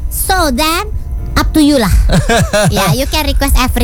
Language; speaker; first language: English; non-native, learner; Indonesian